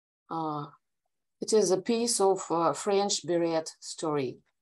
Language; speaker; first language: English; non-native, fluent; Russian